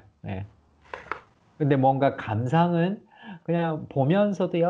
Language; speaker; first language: Korean; native; Korean